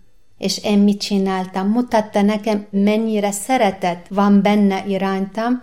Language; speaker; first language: Hungarian; non-native, learner; Arabic